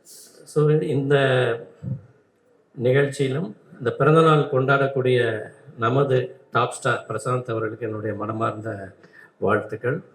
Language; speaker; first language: Tamil; native; Tamil